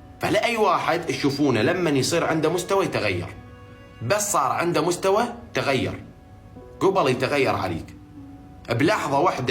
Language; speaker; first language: Arabic; native; Arabic